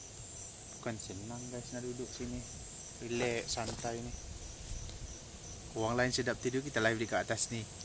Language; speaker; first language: Malay; native; Malay